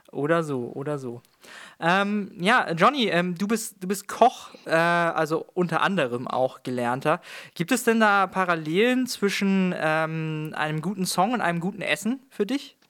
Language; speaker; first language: German; native; German